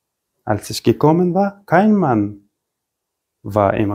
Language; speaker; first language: German; non-native, fluent; Persian